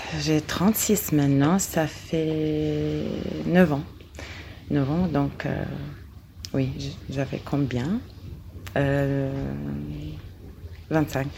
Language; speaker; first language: French; non-native, learner; Arabic